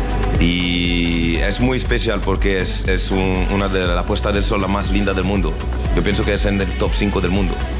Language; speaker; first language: Spanish; non-native, learner; French